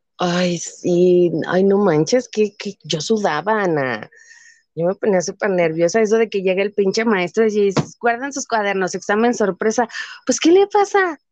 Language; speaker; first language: Spanish; native; Spanish